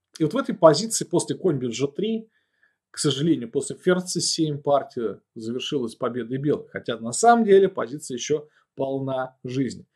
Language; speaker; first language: Russian; native; Russian